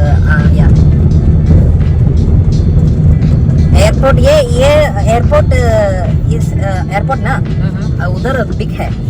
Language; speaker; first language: Hindi; non-native, local second language; Malayalam